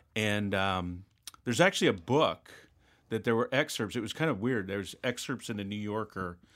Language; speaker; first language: English; native; English